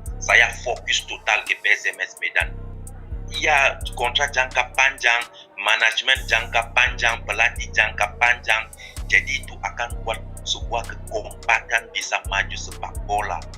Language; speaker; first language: Indonesian; non-native, fluent; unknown